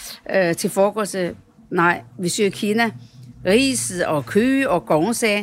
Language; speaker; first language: Danish; non-native, learner; Chinese